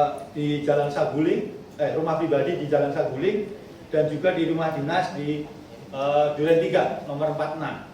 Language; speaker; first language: Indonesian; native; Indonesian